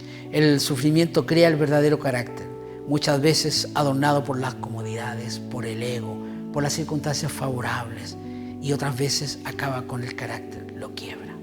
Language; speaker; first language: Spanish; native; Spanish